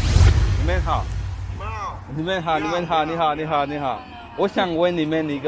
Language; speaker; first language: Chinese; non-native, learner; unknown